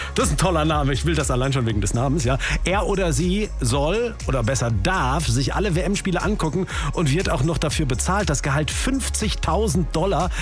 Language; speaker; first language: German; native; German